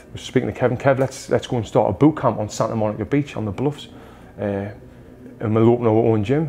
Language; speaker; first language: English; native; English